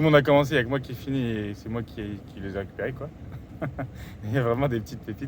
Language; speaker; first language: French; native; French